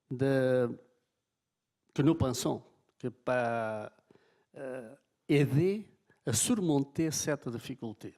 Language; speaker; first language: French; non-native, fluent; Portuguese